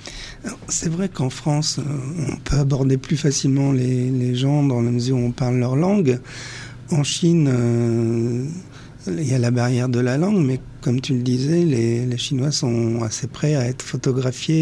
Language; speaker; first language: French; native; French